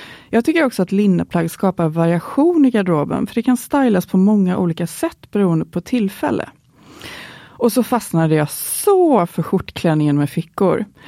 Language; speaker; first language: Swedish; native; Swedish